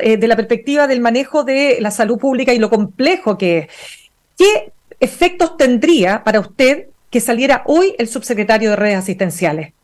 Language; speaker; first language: Spanish; native; Spanish